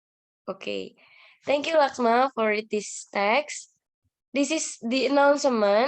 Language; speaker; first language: English; non-native, learner; Indonesian